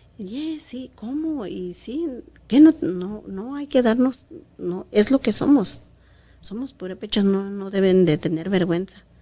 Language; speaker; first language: Spanish; non-native, local second language; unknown